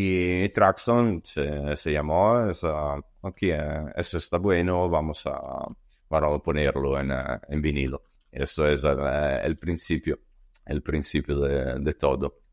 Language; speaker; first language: Spanish; non-native, learner; Italian